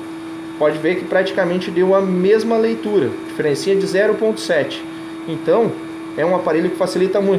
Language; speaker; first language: Portuguese; native; Portuguese